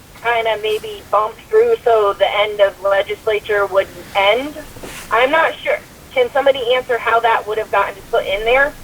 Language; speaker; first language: English; native; English